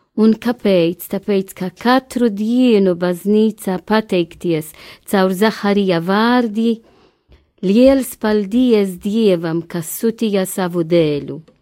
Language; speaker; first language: Latvian; non-native, learner; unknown